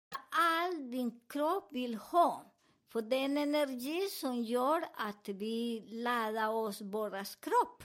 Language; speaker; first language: Swedish; non-native, learner; Spanish